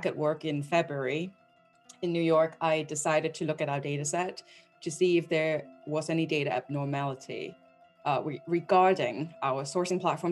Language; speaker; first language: English; non-native, local second language; Cantonese